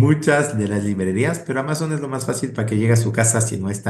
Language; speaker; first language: Spanish; native; Spanish